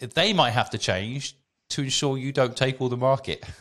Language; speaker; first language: English; native; English